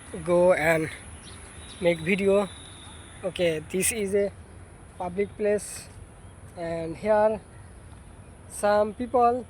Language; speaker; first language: English; non-native, learner; Bangla